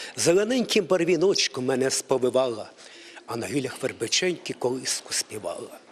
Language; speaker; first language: Ukrainian; native; Ukrainian